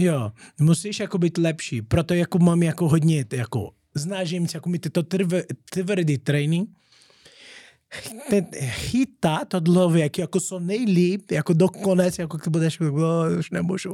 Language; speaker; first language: Czech; non-native, learner; Portuguese